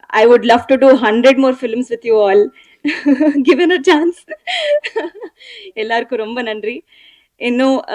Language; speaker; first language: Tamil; non-native, learner; Telugu